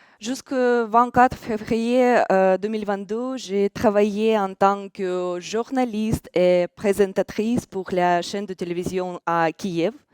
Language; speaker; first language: French; non-native, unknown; Russian